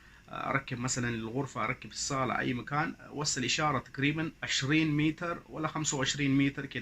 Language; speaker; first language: Arabic; non-native, learner; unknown